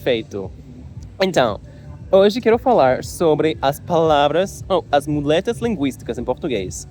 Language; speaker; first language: Portuguese; non-native, learner; English